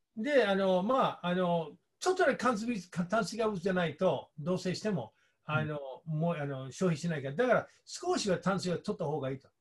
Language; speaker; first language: Japanese; non-native, fluent; English